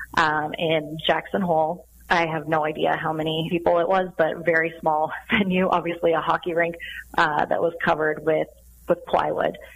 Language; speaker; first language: English; native; English